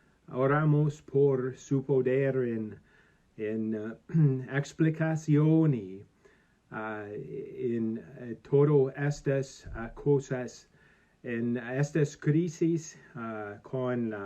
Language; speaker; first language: Spanish; non-native, learner; English